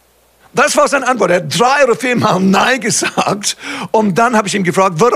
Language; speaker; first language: German; non-native, fluent; English